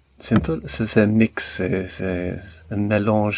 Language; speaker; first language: French; non-native, learner; English